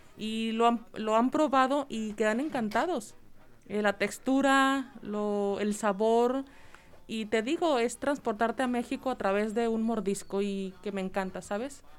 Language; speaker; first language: Spanish; native; Spanish